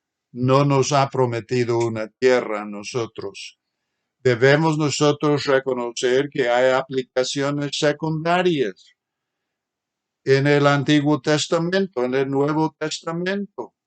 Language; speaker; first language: Spanish; non-native, fluent; English